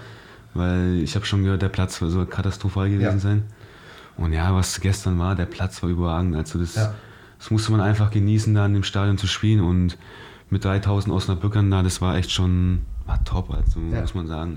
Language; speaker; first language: German; native; German